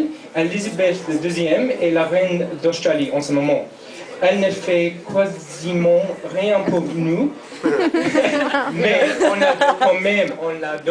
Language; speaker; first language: French; non-native, fluent; English